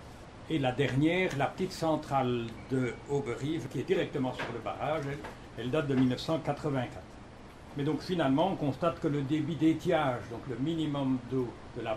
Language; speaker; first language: French; native; French